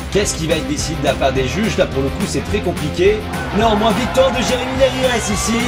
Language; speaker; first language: French; native; French